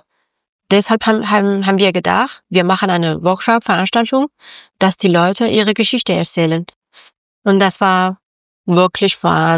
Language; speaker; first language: German; non-native, learner; Persian